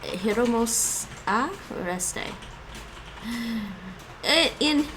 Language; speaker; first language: Spanish; non-native, learner; English